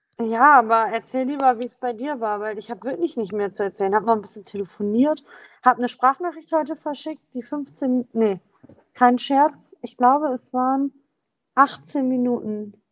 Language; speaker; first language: German; native; German